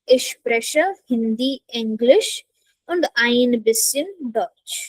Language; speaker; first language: German; non-native, fluent; Hindi